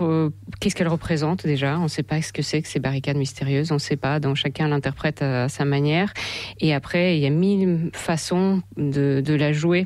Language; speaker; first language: French; non-native, fluent; Russian